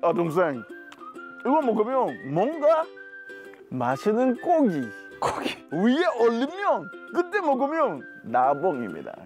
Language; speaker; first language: Korean; non-native, fluent; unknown